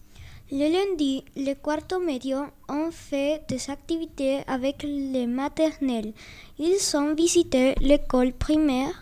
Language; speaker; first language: French; non-native, learner; Spanish